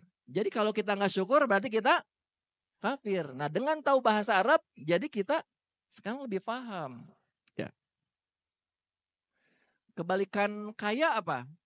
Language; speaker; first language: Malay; non-native, local second language; Sundanese